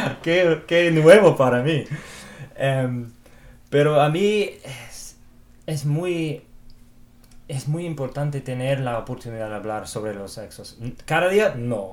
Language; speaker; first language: Spanish; non-native, fluent; English